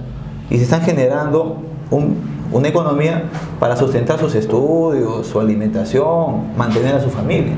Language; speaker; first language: Spanish; native; Spanish